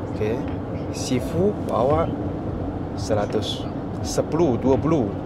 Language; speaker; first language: Malay; non-native, local second language; Chinese